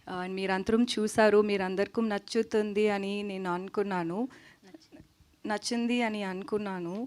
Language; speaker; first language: Telugu; non-native, learner; Tamil